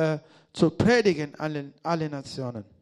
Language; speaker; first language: German; non-native, learner; Lingala